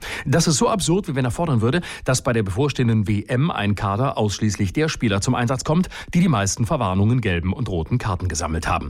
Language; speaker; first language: German; native; German